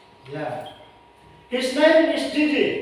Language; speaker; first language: English; non-native, learner; Indonesian